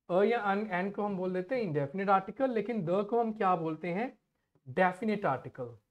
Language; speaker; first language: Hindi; non-native, local second language; Punjabi